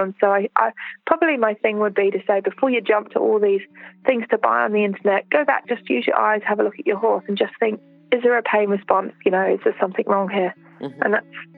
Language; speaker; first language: English; native; English